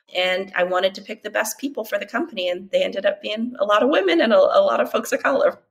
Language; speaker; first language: English; native; English